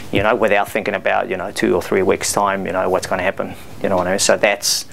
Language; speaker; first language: English; non-native, fluent; Spanish